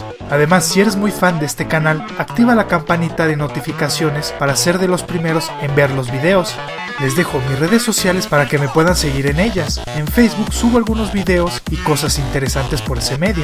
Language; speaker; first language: Spanish; native; Spanish